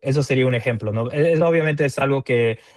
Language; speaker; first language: Spanish; native; Spanish